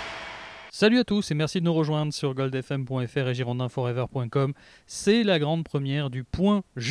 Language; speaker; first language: French; native; French